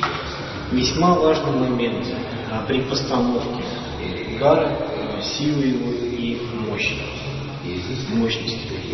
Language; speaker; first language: Russian; native; Russian